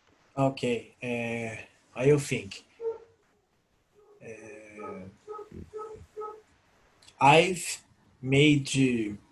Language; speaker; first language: English; non-native, learner; Portuguese